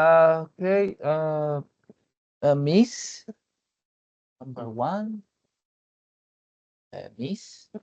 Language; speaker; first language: English; non-native, learner; Spanish